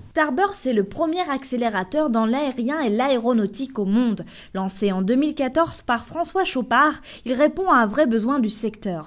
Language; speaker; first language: French; native; French